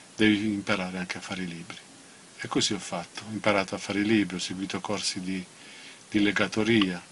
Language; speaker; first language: Italian; non-native, local second language; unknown